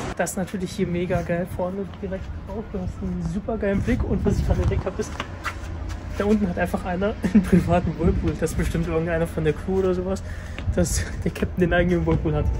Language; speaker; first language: German; native; German